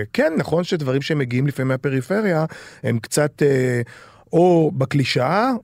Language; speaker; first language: Hebrew; early bilingual, other home language; Arabic